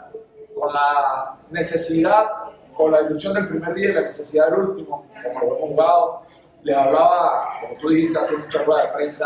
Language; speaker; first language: Spanish; native; Spanish